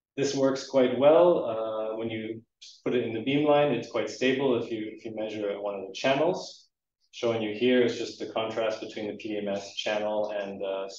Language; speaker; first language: English; native; English